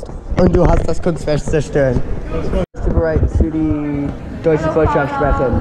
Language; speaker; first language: German; non-native, learner; English